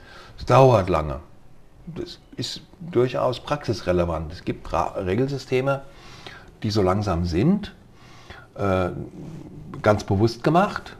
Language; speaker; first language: German; native; German